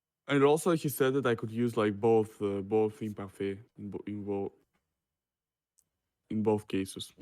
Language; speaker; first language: English; non-native, fluent; Russian